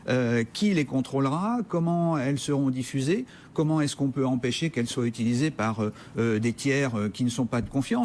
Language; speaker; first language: French; native; French